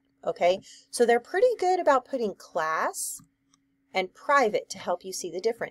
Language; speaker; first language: English; native; English